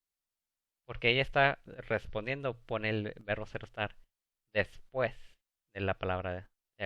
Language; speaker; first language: Spanish; early bilingual, heritage; Spanish